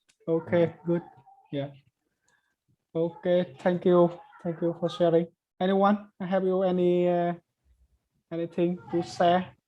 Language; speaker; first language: English; non-native, learner; Vietnamese